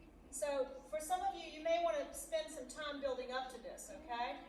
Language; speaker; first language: English; native; English